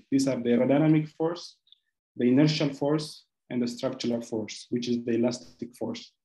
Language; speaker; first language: English; non-native, local second language; Amharic